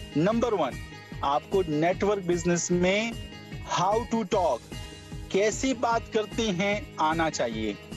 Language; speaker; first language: Urdu; non-native, local second language; Pashto